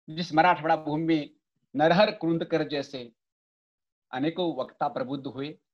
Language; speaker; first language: Hindi; non-native, local second language; Marathi